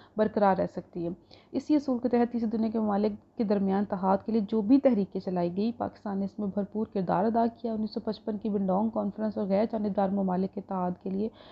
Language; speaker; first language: Urdu; non-native, local second language; Punjabi